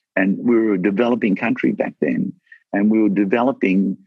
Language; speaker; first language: English; native; English